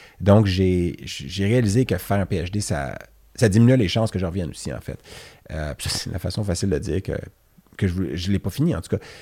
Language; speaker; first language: French; native; French